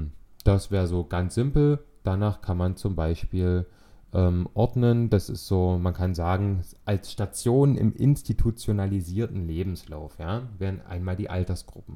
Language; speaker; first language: German; native; German